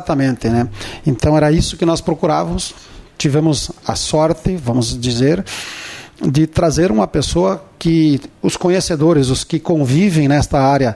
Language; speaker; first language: Portuguese; native; Portuguese